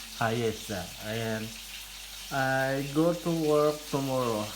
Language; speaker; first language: English; non-native, learner; Filipino